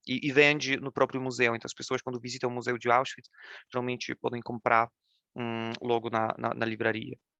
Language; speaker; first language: Portuguese; non-native, fluent; Polish